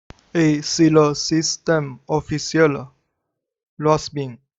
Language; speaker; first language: French; non-native, learner; Chinese